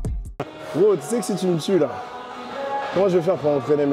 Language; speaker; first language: French; native; French